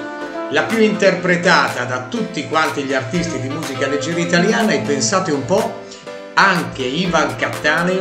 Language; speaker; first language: Italian; native; Italian